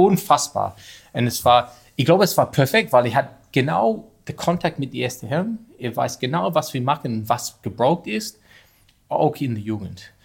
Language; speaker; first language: German; non-native, learner; English